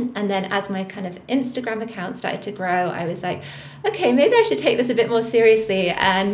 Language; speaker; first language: English; native; English